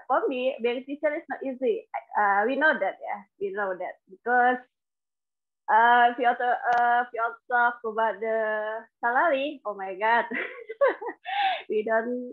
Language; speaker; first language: English; non-native, learner; Indonesian